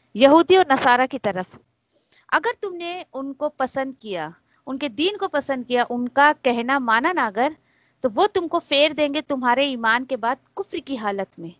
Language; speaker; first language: Urdu; native; Urdu